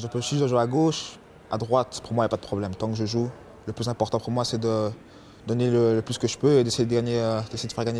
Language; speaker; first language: French; early bilingual, other home language; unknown